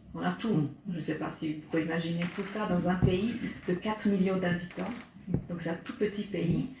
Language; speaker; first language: French; non-native, fluent; Serbian